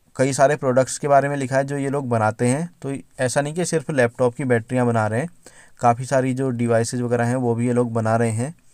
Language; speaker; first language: Hindi; native; Hindi